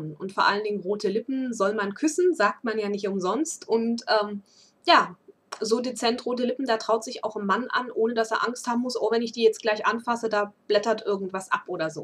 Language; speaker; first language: German; native; German